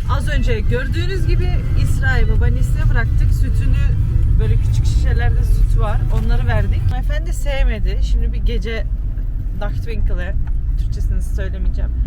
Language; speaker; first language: Turkish; early bilingual, heritage; Turkish